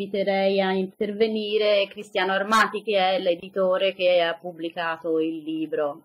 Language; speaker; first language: Italian; native; Italian